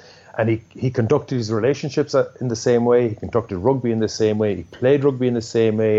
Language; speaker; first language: English; native; English